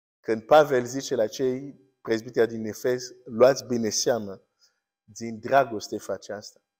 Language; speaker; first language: Romanian; non-native, fluent; English